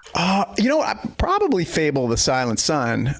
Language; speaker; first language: English; native; English